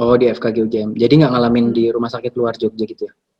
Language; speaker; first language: Indonesian; native; Indonesian